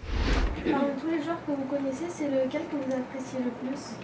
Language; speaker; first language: French; native; French